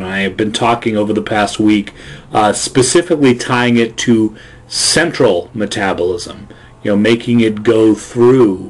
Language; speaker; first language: English; native; English